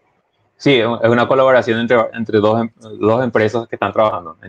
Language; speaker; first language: Spanish; native; Spanish